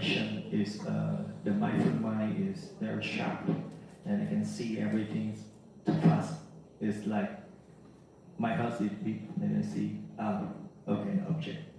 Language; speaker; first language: English; non-native, learner; Vietnamese